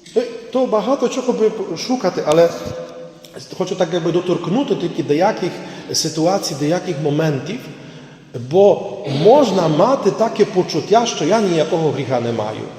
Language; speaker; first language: Ukrainian; native; Ukrainian